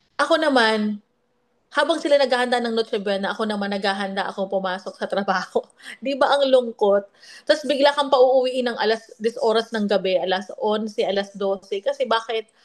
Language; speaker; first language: Filipino; non-native, local second language; Bikol